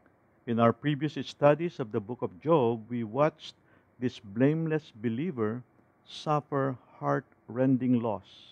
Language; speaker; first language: English; non-native, local second language; Filipino